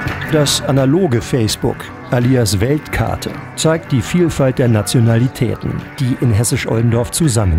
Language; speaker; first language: German; native; German